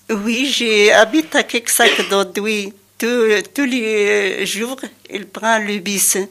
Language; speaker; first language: French; non-native, learner; Arabic